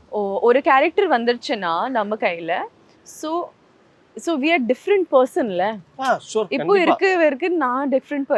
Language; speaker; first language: Tamil; non-native, local second language; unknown